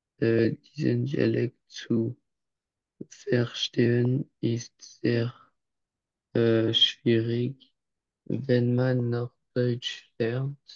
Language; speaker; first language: German; non-native, learner; French